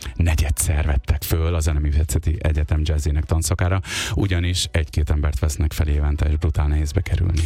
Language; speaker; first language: Hungarian; early bilingual, other home language; Urdu